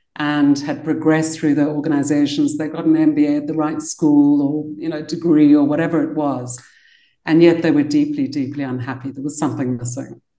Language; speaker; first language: English; native; English